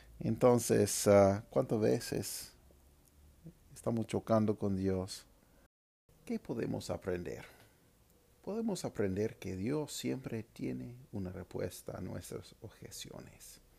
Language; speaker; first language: Spanish; non-native, fluent; English